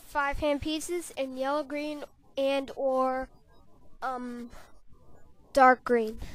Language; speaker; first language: English; native; English